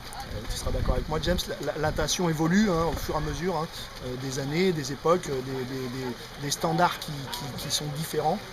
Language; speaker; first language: French; native; French